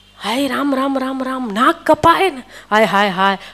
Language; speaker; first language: Hindi; non-native, local second language; Gujarati